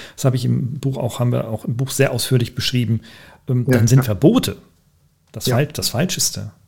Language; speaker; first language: German; native; German